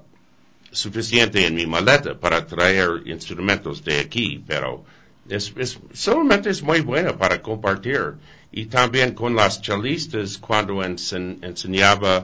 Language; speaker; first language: Spanish; non-native, learner; English